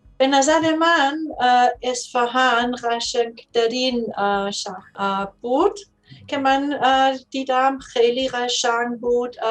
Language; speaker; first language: Persian; non-native, learner; German